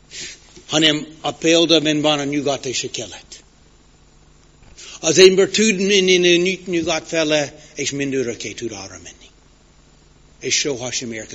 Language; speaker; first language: Hungarian; non-native, fluent; English